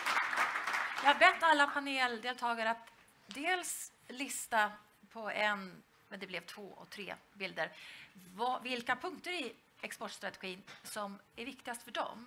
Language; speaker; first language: Swedish; native; Swedish